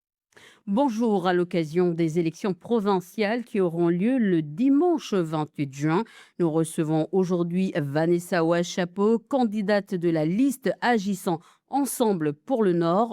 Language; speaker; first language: French; native; French